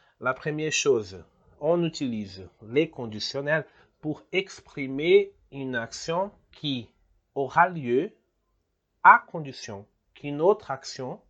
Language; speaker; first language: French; non-native, fluent; Portuguese